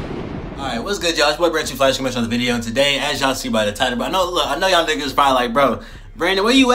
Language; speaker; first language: English; native; English